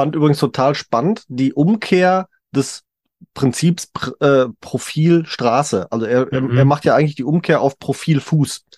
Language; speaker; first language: German; native; German